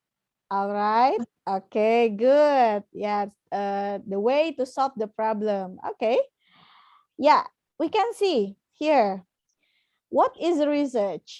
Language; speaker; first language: English; non-native, fluent; Indonesian